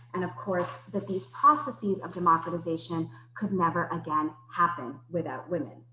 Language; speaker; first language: English; native; English